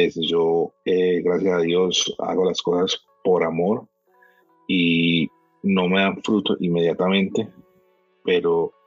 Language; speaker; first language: Spanish; early bilingual, heritage; Spanish